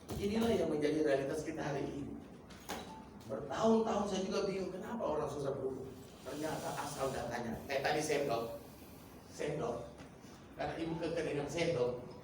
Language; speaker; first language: Indonesian; native; Indonesian